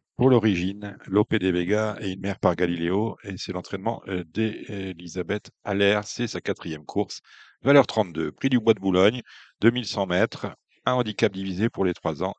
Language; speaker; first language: French; native; French